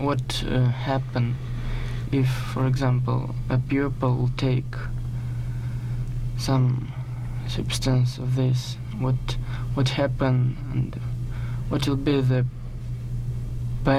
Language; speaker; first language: English; non-native, learner; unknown